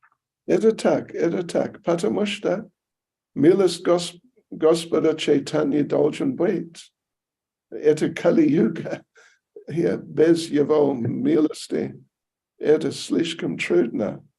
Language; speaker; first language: Russian; non-native, learner; English